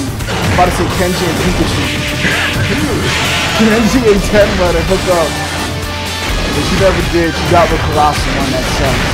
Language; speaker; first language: English; native; English